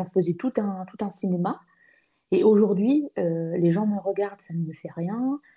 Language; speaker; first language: French; native; French